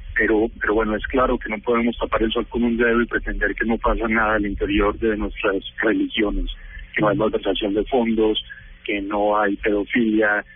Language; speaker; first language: Spanish; native; Spanish